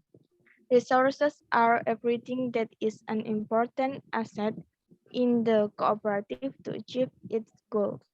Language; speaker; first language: English; non-native, learner; Indonesian